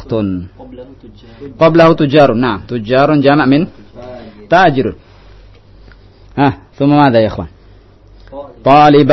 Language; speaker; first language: Arabic; non-native, fluent; Indonesian